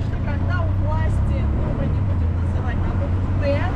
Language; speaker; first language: Russian; native; Russian